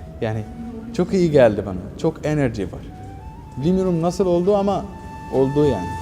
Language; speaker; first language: Turkish; non-native, learner; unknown